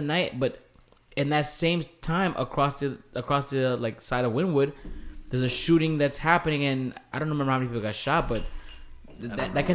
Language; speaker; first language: English; native; English